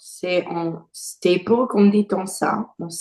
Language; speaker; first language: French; non-native, learner; English